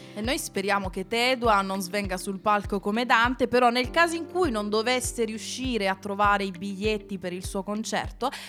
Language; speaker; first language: Italian; native; Italian